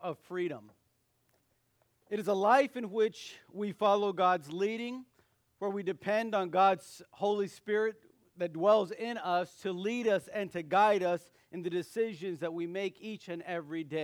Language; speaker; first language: English; native; English